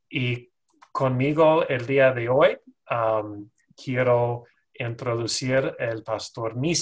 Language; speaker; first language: Spanish; non-native, fluent; English